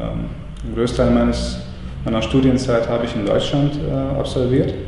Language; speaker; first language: German; non-native, fluent; Latvian